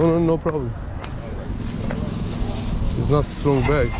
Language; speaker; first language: English; non-native, learner; Turkish